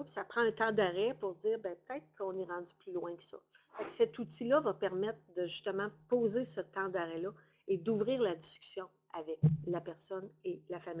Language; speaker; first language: French; native; French